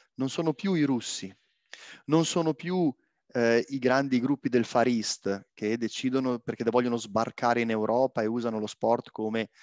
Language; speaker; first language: Italian; native; Italian